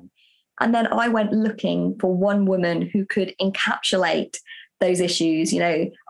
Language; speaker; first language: English; native; English